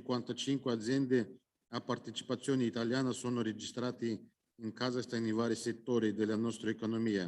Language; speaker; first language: Italian; non-native, fluent; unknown